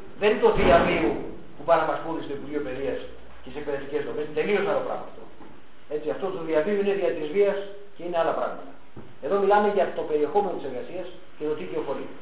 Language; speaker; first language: Greek; early bilingual, heritage; Greek